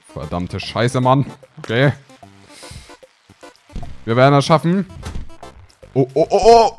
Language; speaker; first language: German; native; German